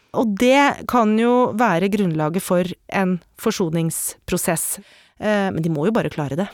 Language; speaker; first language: Norwegian; native; Norwegian